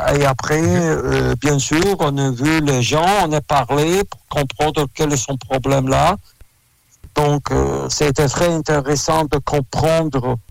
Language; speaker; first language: French; non-native, learner; Russian